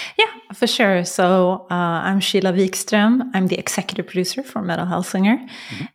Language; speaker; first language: English; non-native, fluent; Persian